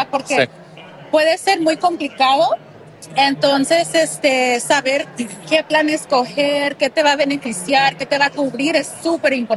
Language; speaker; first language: Spanish; early bilingual, heritage; Spanish